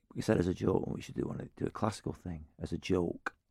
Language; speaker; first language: English; native; English